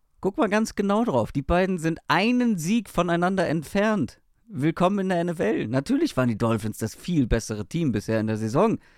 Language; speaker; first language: German; native; German